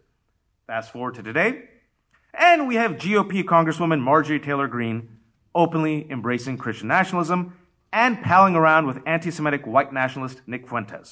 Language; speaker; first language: English; early bilingual, other home language; Urdu